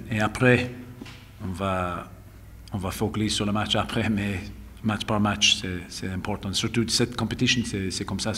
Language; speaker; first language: French; non-native, fluent; English